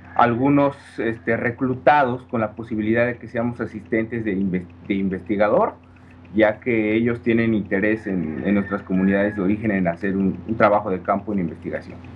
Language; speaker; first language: Spanish; native; Spanish